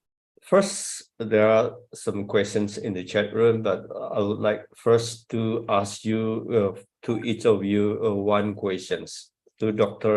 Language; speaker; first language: English; non-native, fluent; Indonesian